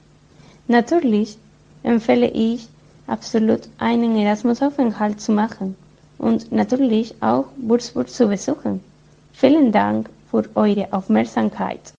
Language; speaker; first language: German; non-native, learner; Spanish